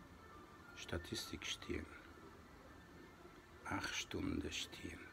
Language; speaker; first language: German; non-native, local second language; Persian